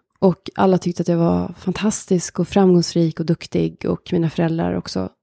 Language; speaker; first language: Swedish; native; Swedish